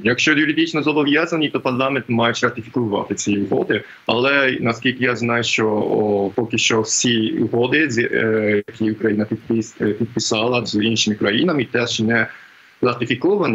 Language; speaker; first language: Ukrainian; non-native, fluent; Japanese